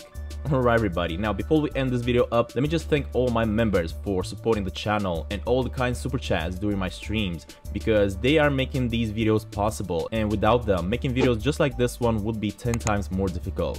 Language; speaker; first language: English; non-native, fluent; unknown